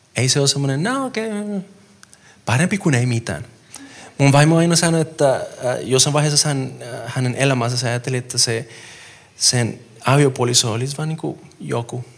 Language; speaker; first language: Finnish; non-native, fluent; Spanish